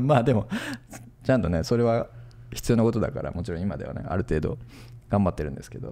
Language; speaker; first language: Japanese; native; Japanese